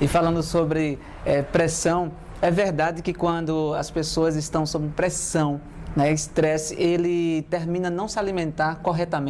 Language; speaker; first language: Portuguese; native; Portuguese